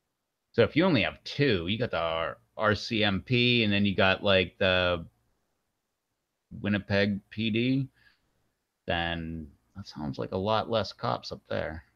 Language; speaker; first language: English; native; English